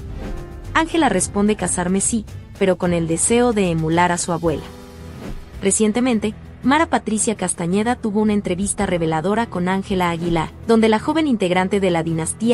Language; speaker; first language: Spanish; native; Spanish